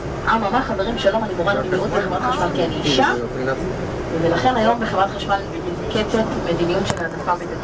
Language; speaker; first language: Hebrew; native; Hebrew